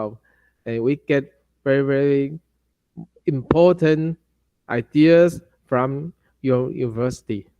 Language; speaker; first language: English; non-native, learner; Chinese